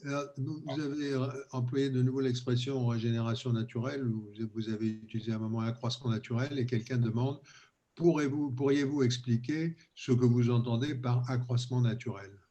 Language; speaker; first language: French; native; French